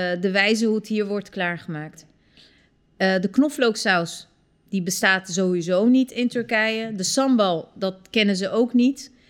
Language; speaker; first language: Dutch; early bilingual, other home language; Turkish